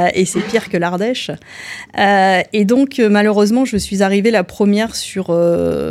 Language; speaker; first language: French; native; French